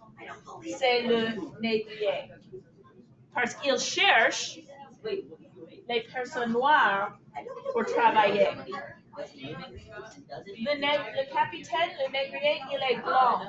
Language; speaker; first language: French; non-native, fluent; English